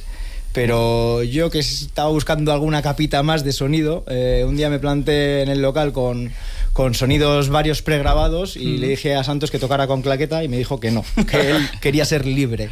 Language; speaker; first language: Spanish; native; Spanish